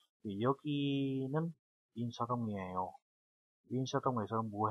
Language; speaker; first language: Korean; non-native, fluent; Vietnamese